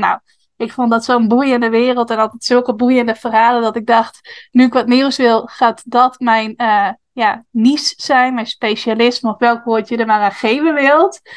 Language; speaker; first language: Dutch; native; Dutch